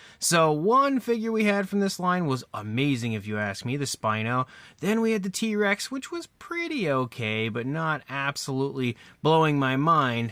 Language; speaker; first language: English; native; English